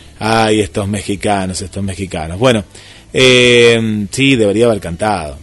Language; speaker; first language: Spanish; native; Spanish